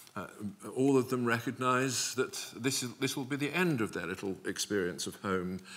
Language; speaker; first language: English; native; English